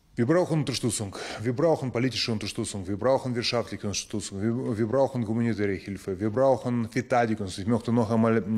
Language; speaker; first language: German; non-native, learner; Ukrainian